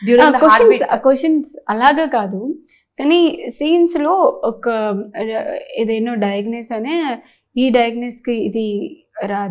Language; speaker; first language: Telugu; non-native, learner; Tamil